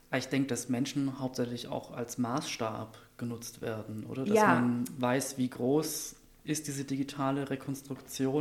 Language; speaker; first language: German; native; German